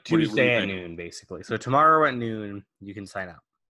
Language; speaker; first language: English; native; English